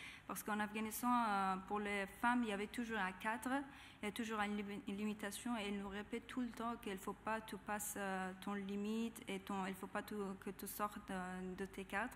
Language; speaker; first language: French; non-native, fluent; Persian